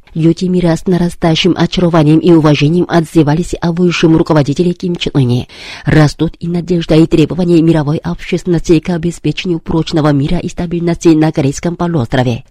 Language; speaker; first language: Russian; non-native, fluent; Korean